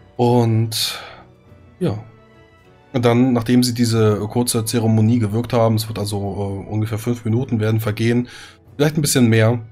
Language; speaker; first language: German; native; German